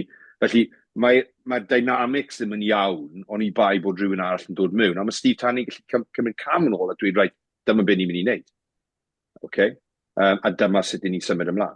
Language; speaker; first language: Welsh; native; Welsh